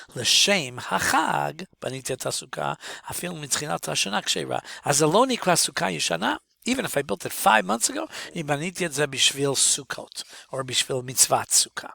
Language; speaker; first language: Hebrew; non-native, fluent; English